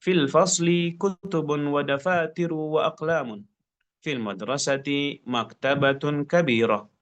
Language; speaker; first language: Arabic; non-native, fluent; Indonesian